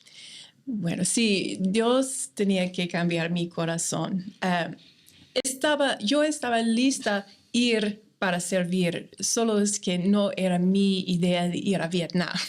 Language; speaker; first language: Spanish; non-native, fluent; English